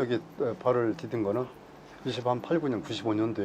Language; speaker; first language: Korean; native; Korean